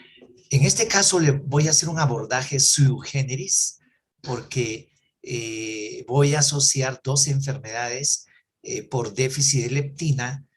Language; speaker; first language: Spanish; native; Spanish